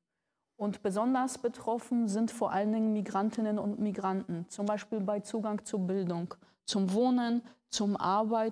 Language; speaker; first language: German; early bilingual, other home language; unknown